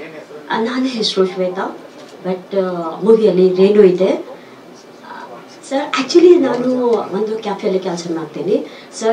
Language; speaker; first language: Kannada; non-native, local second language; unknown